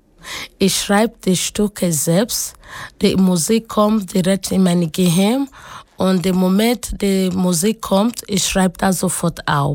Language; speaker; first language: German; non-native, learner; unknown